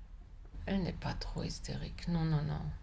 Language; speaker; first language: French; non-native, fluent; German